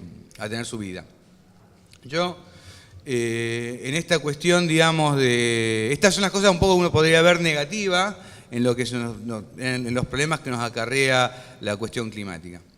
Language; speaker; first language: Spanish; native; Spanish